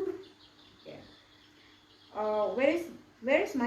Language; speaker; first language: English; non-native, learner; Indonesian